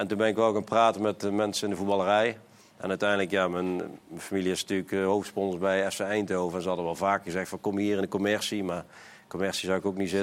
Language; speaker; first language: Dutch; native; Dutch